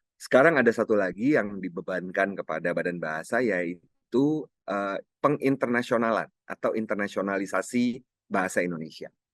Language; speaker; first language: Indonesian; non-native, local second language; Minangkabau